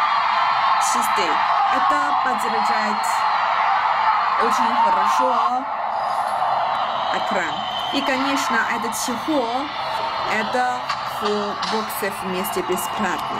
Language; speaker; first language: Russian; non-native, learner; Chinese